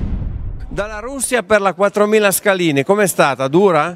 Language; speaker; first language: Italian; native; Italian